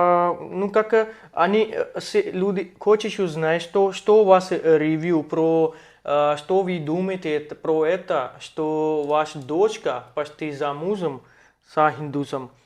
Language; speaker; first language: Russian; non-native, learner; Hindi